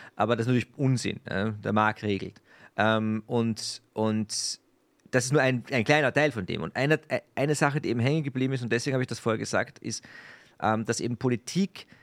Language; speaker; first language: German; native; German